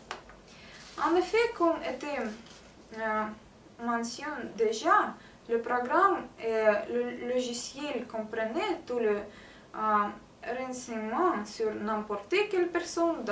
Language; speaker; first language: French; non-native, learner; Russian